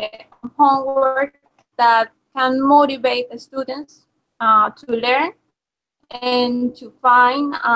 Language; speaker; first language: English; non-native, learner; Spanish